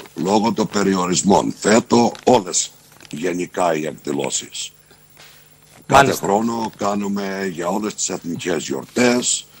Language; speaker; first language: Greek; native; Greek